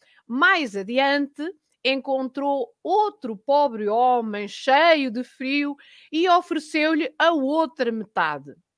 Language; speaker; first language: Portuguese; native; Portuguese